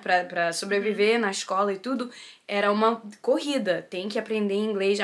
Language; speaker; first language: Portuguese; early bilingual, heritage; Portuguese